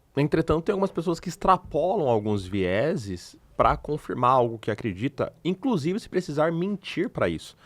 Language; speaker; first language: Portuguese; native; Portuguese